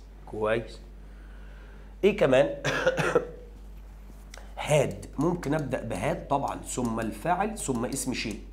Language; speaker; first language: Arabic; native; Arabic